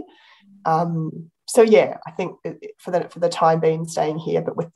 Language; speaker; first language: English; native; English